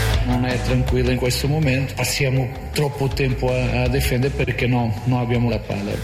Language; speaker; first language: Italian; non-native, fluent; Portuguese